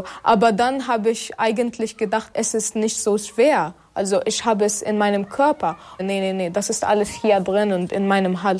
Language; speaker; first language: German; non-native, fluent; Arabic